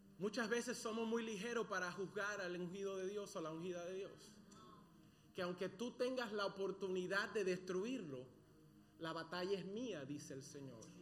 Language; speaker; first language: Spanish; early bilingual, other home language; English